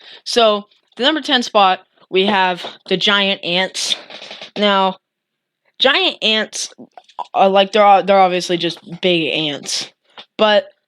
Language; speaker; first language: English; native; English